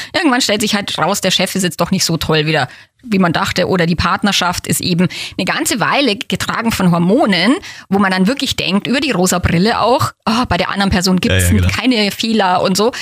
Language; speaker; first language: German; native; German